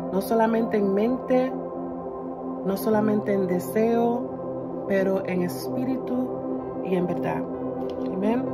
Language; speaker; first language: Spanish; early bilingual, other home language; English